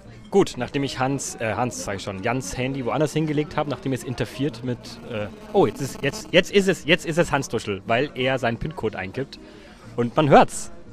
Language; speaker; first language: German; native; German